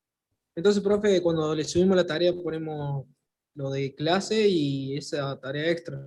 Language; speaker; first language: Spanish; native; Spanish